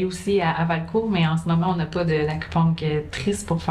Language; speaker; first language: French; native; French